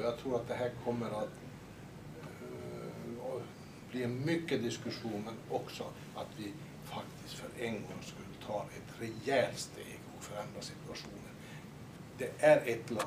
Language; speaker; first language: Swedish; native; Swedish